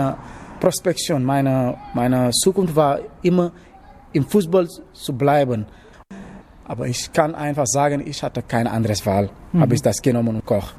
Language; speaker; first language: German; non-native, learner; Wolof